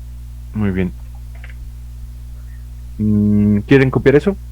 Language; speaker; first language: Spanish; native; Spanish